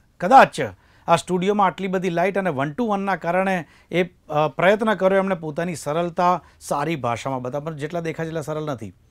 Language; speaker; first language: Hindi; non-native, local second language; Gujarati